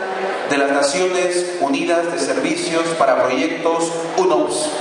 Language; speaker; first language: Spanish; native; Spanish